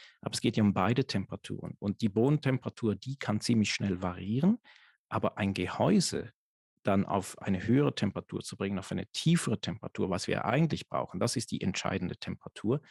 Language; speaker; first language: German; native; German